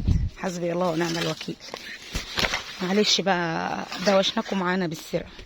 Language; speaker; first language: Arabic; native; Arabic